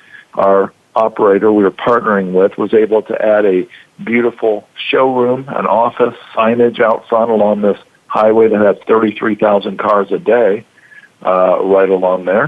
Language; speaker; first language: English; native; English